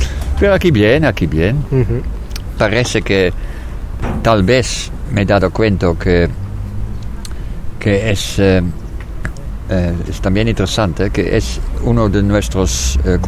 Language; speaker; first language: Spanish; non-native, fluent; Dutch